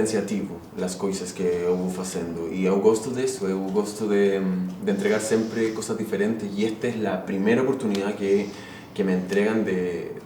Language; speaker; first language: Portuguese; non-native, fluent; Spanish